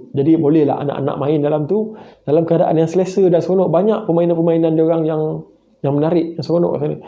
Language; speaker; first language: Malay; native; Malay